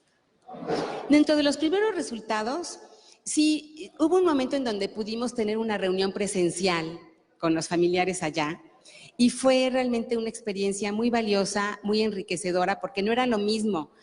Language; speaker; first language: Spanish; native; Spanish